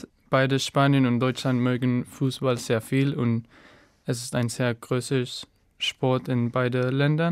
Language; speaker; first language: German; non-native, learner; Spanish